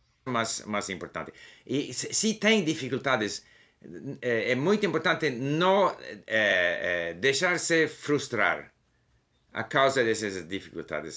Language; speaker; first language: Portuguese; non-native, learner; English